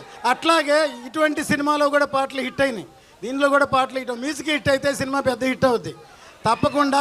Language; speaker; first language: Telugu; native; Telugu